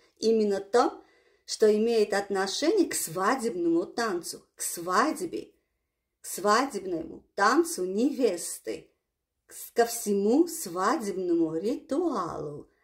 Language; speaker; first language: Russian; non-native, local second language; Armenian